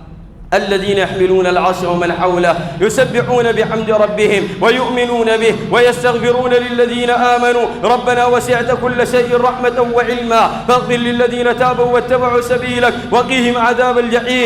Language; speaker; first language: Arabic; native; Arabic